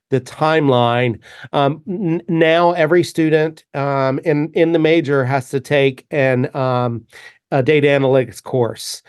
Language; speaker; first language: English; native; English